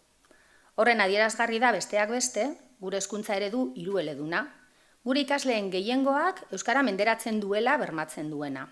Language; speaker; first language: Basque; native; Basque